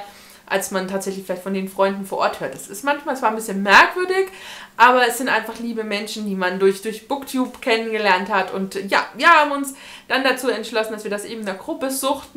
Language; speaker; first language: German; native; German